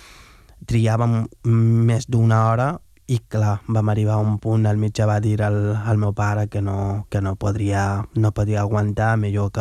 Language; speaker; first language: Catalan; non-native, fluent; Wolof